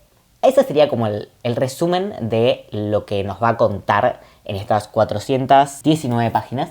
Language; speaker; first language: Spanish; native; Spanish